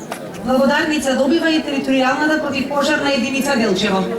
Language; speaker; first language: Macedonian; native; Macedonian